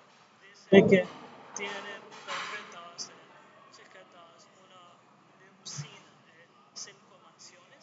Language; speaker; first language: Spanish; non-native, learner; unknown